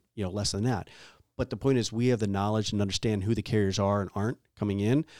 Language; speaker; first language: English; native; English